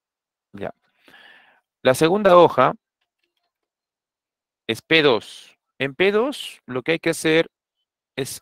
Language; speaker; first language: Spanish; native; Spanish